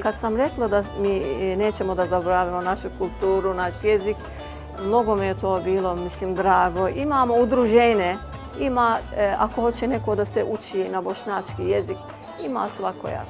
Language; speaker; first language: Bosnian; early bilingual, heritage; Bosnian